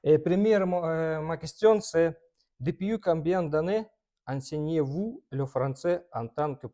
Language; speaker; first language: French; non-native, learner; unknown